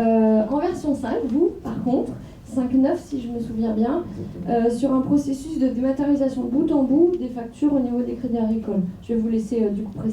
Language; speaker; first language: French; native; French